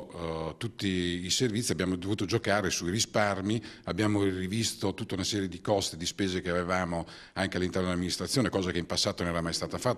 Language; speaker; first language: Italian; native; Italian